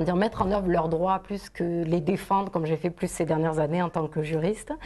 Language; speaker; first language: French; native; French